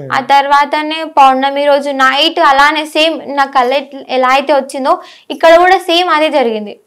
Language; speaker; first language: Telugu; non-native, local second language; Marathi